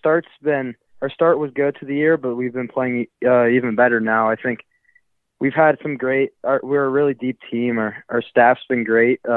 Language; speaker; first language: English; native; English